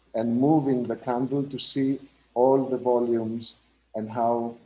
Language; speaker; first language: English; non-native, fluent; Greek